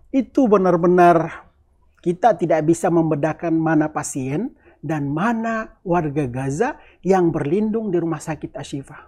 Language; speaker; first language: Indonesian; native; Indonesian